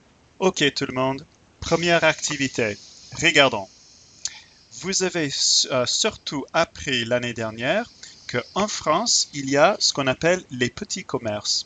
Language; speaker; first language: French; non-native, fluent; English